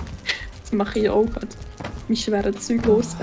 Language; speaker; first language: German; native; German